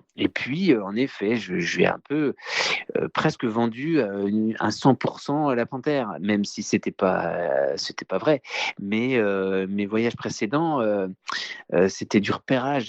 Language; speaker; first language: French; native; French